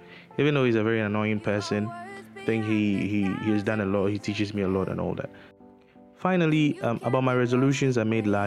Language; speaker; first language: English; non-native, local second language; Akan